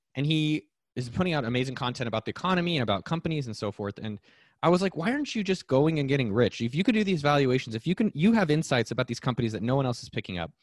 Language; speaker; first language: English; native; English